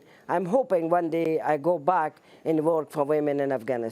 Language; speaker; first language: English; non-native, learner; Persian